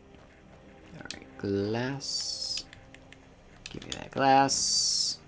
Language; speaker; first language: English; native; English